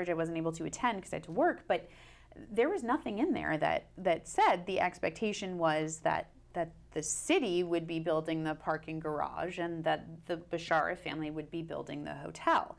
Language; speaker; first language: English; native; English